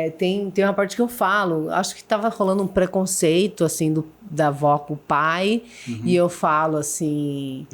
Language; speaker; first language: Portuguese; early bilingual, other home language; Spanish